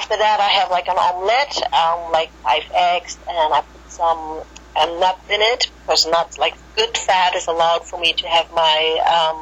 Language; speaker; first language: English; non-native, fluent; German